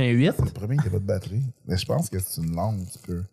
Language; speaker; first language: French; native; French